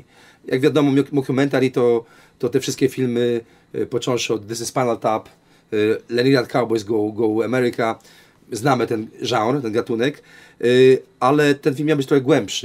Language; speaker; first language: Polish; native; Polish